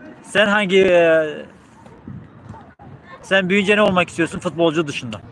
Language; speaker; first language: Turkish; native; Turkish